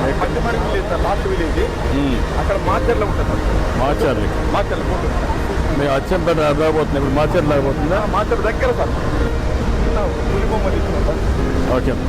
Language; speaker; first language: Telugu; native; Telugu